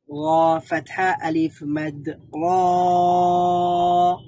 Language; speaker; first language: Arabic; non-native, learner; Bangla